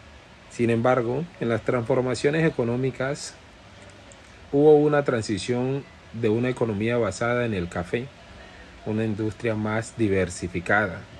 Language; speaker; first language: Spanish; native; Spanish